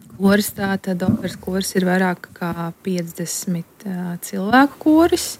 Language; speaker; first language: Latvian; native; Latvian